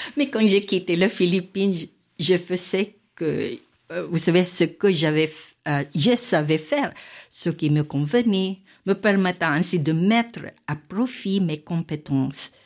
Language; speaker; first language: French; non-native, fluent; Filipino